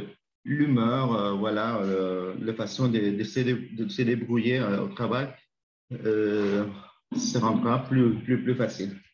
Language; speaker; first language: French; non-native, learner; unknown